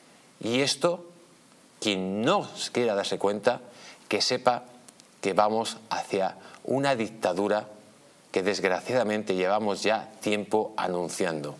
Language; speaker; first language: Spanish; native; Spanish